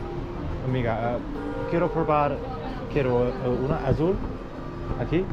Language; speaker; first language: Spanish; non-native, learner; English